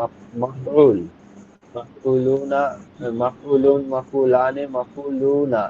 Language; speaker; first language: Arabic; non-native, learner; Bangla